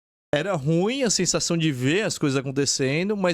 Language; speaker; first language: Portuguese; native; Portuguese